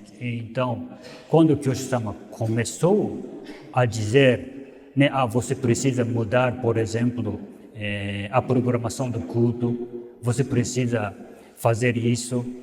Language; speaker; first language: Portuguese; non-native, fluent; Japanese